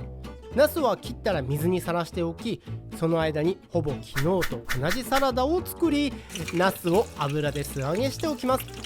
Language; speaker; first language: Japanese; native; Japanese